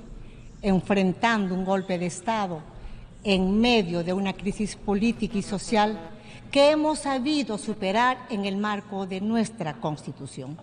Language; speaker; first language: Spanish; native; Spanish